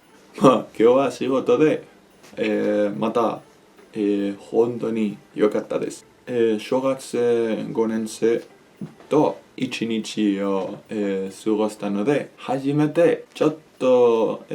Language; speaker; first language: Japanese; non-native, learner; Spanish